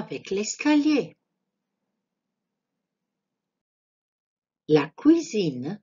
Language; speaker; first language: French; non-native, fluent; Croatian